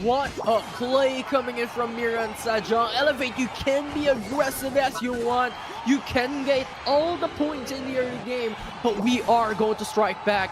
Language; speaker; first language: English; non-native, local second language; Filipino